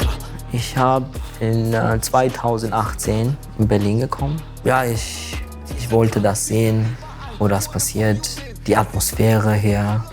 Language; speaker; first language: German; non-native, learner; Turkish